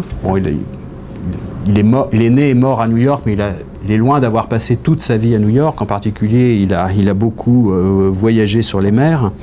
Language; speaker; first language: French; native; French